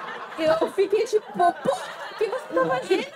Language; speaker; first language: Portuguese; non-native, fluent; English